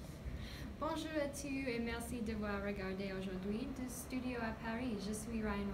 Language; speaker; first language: French; non-native, learner; English